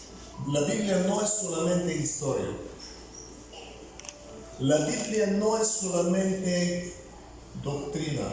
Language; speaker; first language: Spanish; non-native, fluent; Bulgarian